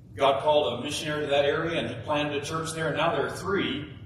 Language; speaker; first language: English; native; English